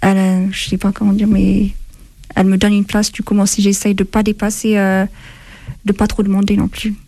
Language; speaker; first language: French; non-native, fluent; Amharic